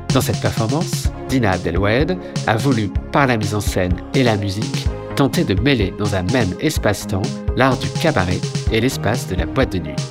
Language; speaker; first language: French; native; French